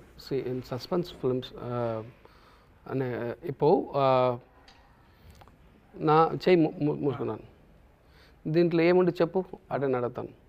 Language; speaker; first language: Telugu; non-native, local second language; Tamil